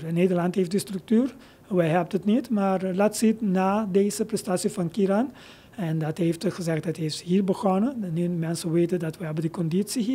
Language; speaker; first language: Dutch; non-native, local second language; Papiamento